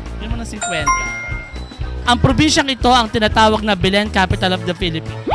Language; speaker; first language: Filipino; native; Filipino